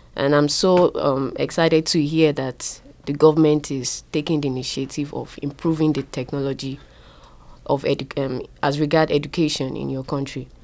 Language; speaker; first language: English; non-native, local second language; Yoruba